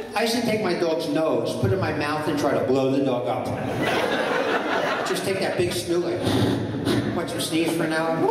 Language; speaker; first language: English; native; English